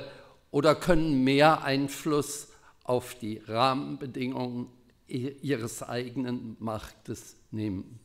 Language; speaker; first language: German; native; German